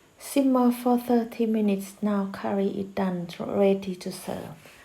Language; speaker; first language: English; non-native, learner; Thai